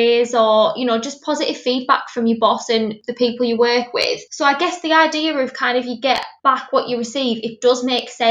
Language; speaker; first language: English; native; English